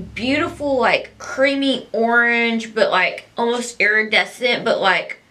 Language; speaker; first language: English; native; English